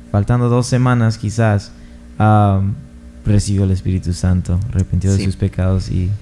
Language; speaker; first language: Spanish; non-native, fluent; English